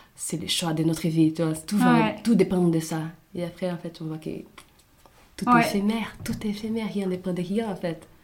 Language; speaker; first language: French; non-native, fluent; Portuguese